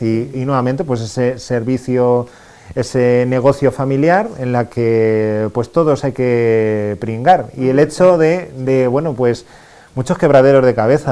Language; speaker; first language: Spanish; native; Spanish